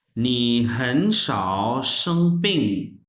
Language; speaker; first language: Chinese; non-native, fluent; Urdu